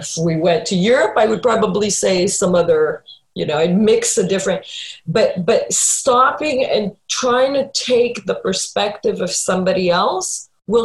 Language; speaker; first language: English; native; English